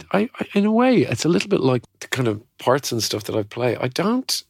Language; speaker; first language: English; native; English